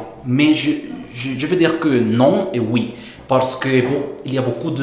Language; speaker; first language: French; non-native, fluent; Spanish